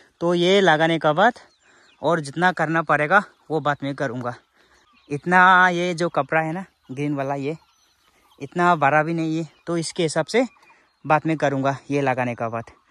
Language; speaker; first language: Hindi; non-native, local second language; Garo